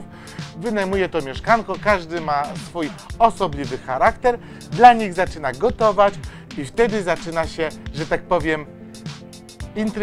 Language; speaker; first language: Polish; native; Polish